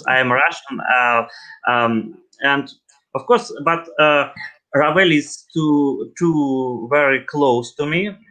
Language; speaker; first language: English; non-native, learner; Russian